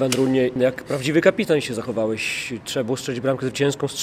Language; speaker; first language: Polish; native; Polish